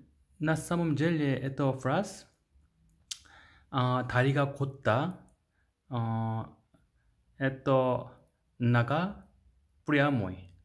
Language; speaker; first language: Russian; non-native, learner; Korean